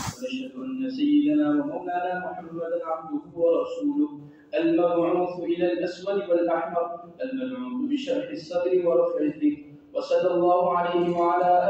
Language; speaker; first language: Arabic; non-native, fluent; Urdu